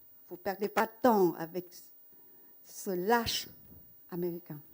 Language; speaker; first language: French; non-native, fluent; Vietnamese